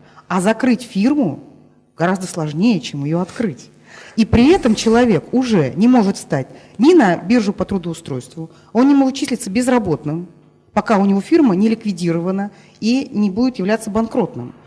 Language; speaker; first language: Russian; native; Russian